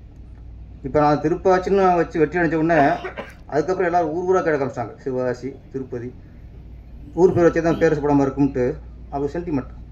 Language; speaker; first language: Tamil; native; Tamil